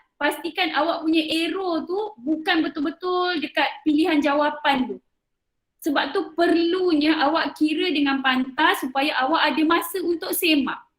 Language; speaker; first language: Malay; native; Malay